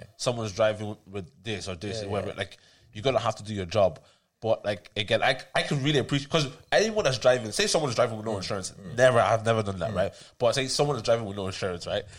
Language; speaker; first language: English; native; English